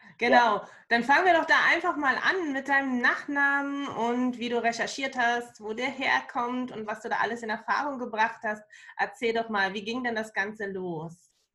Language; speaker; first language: German; native; German